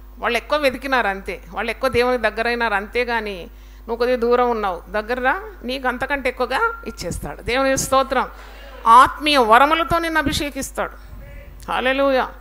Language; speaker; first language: Telugu; native; Telugu